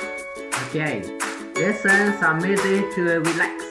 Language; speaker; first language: English; non-native, learner; Vietnamese